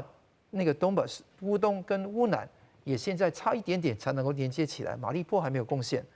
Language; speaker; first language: Chinese; non-native, local second language; Cantonese